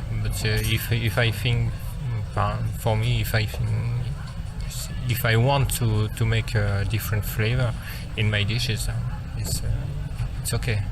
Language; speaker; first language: English; non-native, learner; French